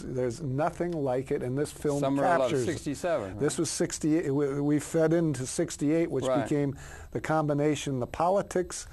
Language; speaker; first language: English; native; English